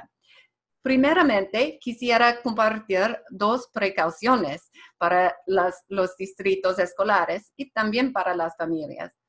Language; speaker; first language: Spanish; non-native, fluent; English